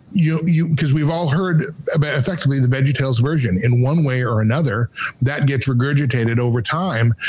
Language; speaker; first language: English; native; English